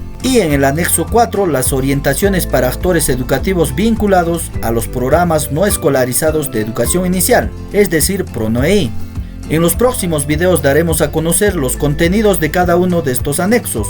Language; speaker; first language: Spanish; native; Spanish